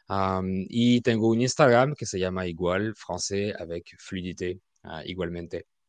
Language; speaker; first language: Spanish; non-native, fluent; French